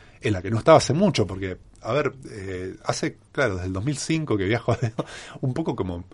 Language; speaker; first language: Spanish; native; Spanish